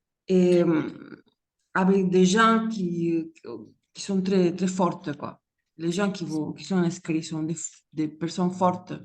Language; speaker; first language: French; non-native, fluent; Spanish